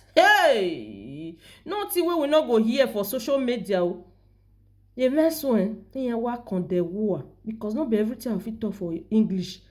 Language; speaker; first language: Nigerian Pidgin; non-native, local second language; Yoruba